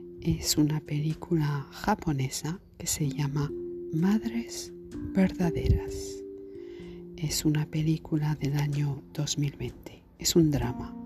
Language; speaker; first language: Spanish; non-native, learner; French